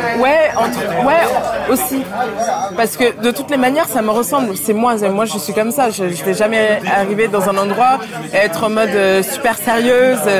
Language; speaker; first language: French; early bilingual, other home language; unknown